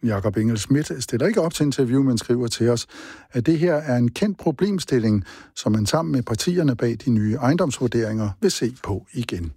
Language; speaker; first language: Danish; native; Danish